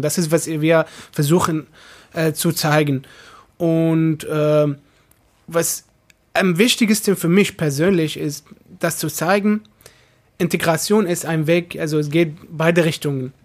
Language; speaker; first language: German; non-native, fluent; Arabic